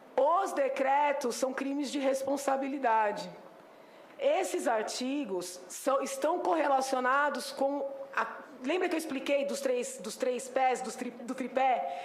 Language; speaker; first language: Portuguese; native; Portuguese